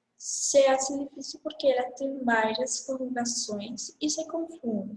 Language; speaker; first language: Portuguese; non-native, fluent; Spanish